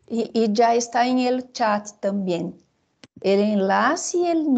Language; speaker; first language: Spanish; non-native, fluent; Portuguese